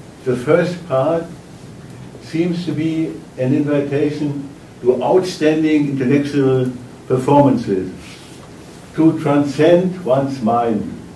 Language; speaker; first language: English; non-native, fluent; German